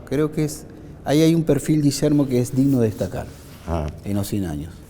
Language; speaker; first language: Spanish; native; Spanish